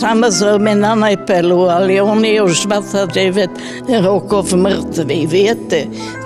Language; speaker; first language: Slovak; non-native, fluent; German